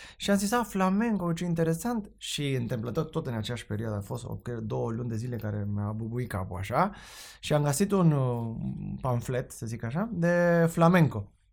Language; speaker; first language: Romanian; non-native, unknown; Spanish